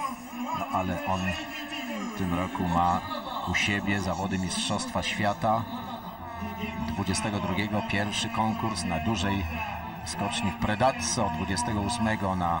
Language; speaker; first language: Polish; native; Polish